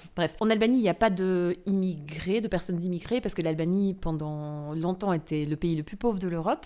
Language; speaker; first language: French; non-native, fluent; Albanian